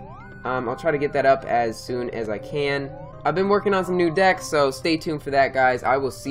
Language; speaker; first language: English; native; English